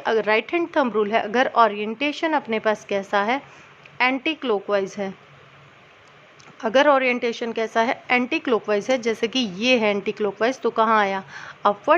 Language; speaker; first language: Hindi; native; Hindi